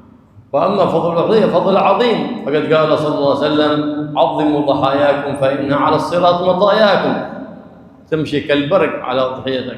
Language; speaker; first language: Arabic; native; Arabic